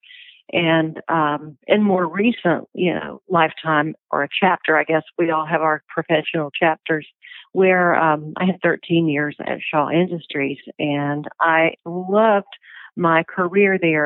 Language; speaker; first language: English; native; English